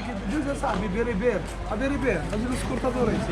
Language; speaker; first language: Spanish; non-native, learner; Arabic